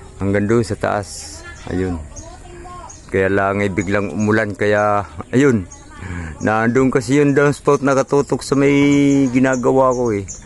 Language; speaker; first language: Filipino; non-native, local second language; Cebuano